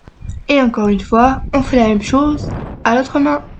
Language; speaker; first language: French; native; French